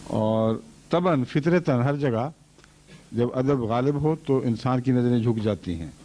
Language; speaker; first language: Urdu; native; Urdu